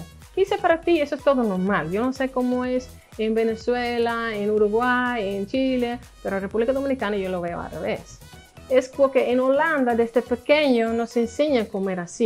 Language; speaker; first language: Spanish; non-native, fluent; Dutch